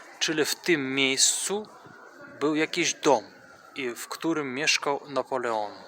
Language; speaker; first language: Polish; non-native, fluent; Russian